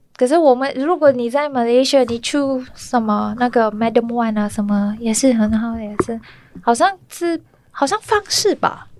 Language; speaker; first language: Chinese; non-native, learner; Malay